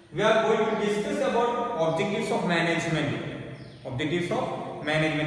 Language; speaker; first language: English; non-native, local second language; Malayalam